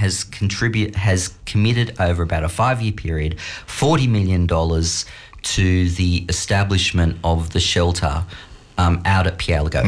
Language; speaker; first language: English; native; English